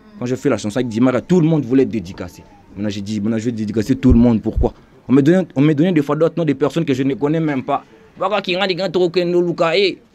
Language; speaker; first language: French; non-native, local second language; Lingala